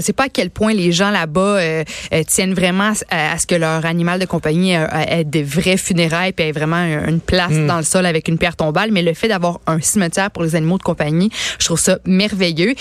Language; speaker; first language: French; native; French